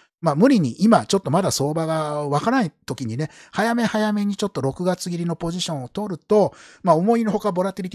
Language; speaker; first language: Japanese; native; Japanese